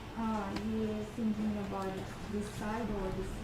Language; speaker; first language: English; non-native, learner; Japanese